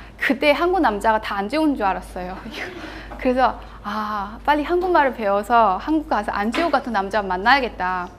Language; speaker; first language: Korean; non-native, fluent; Chinese